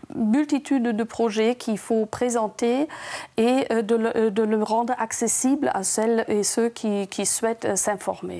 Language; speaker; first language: French; non-native, fluent; German